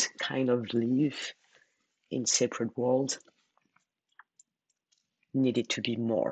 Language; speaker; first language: English; non-native, fluent; French